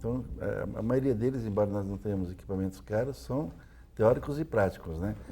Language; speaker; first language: Portuguese; native; Portuguese